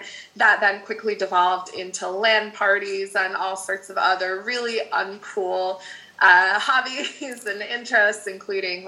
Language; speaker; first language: English; non-native, fluent; Dutch